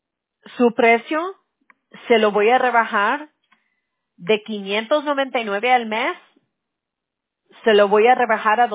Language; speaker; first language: Spanish; early bilingual, heritage; Spanish